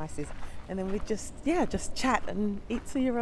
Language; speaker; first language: English; native; English